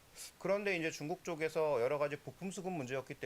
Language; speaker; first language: Korean; native; Korean